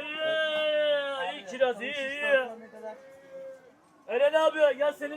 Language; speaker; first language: Turkish; native; Turkish